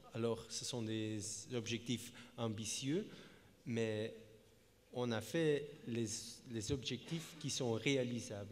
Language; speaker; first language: French; non-native, fluent; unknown